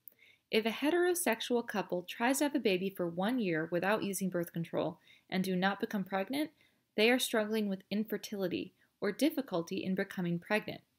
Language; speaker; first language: English; native; English